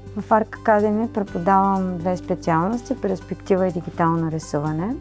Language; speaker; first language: Bulgarian; native; Bulgarian